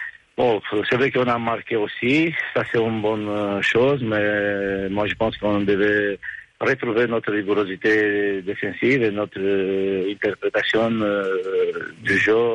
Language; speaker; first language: French; non-native, fluent; Romanian